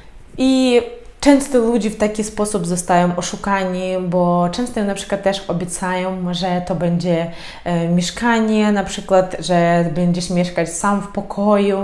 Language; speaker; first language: Polish; non-native, fluent; Ukrainian